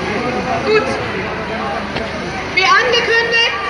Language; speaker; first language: German; non-native, fluent; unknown